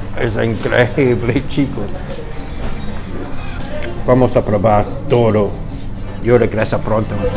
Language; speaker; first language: Spanish; non-native, learner; English